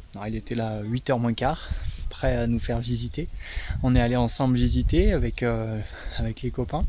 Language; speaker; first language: French; native; French